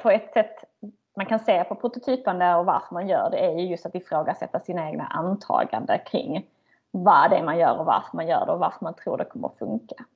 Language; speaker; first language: Swedish; native; Swedish